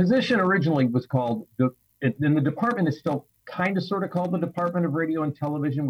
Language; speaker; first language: English; native; English